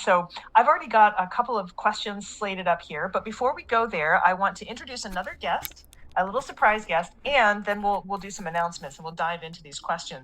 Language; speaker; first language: English; native; English